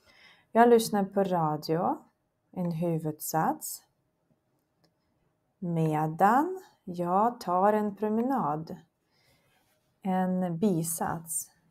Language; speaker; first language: Swedish; non-native, fluent; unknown